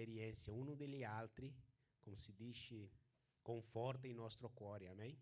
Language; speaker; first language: Italian; non-native, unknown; Portuguese